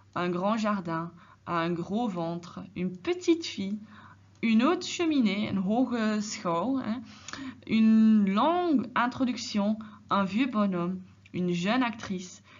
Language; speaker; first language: French; non-native, fluent; Dutch